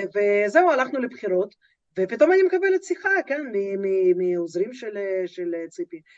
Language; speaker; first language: Hebrew; non-native, fluent; Russian